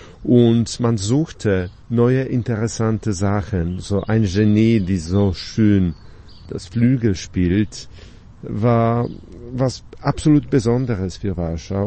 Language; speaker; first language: German; non-native, fluent; Polish